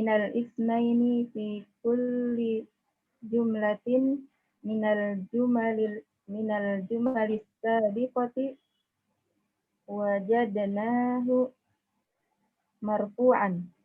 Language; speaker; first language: Arabic; non-native, learner; Indonesian